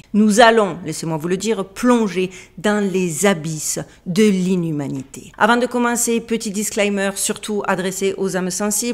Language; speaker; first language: French; native; French